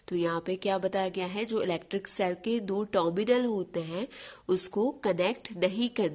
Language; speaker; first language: Hindi; non-native, local second language; Gujarati